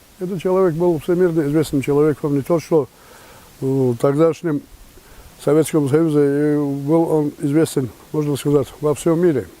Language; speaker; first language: Russian; non-native, local second language; Avaric